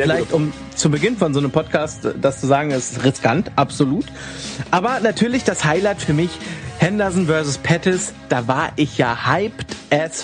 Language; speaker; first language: German; native; German